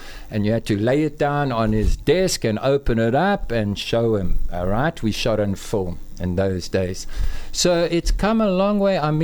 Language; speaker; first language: English; native; English